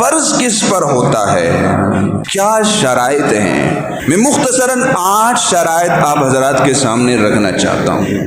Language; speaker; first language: Urdu; native; Urdu